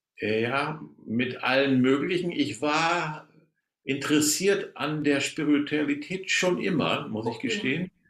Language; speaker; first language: German; native; German